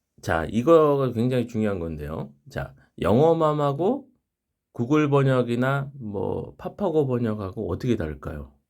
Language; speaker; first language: Korean; native; Korean